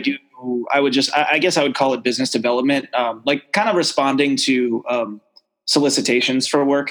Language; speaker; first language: English; native; English